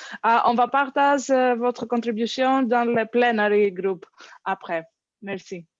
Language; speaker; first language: French; non-native, learner; English